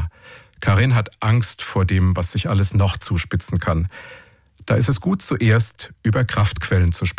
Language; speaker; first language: German; native; German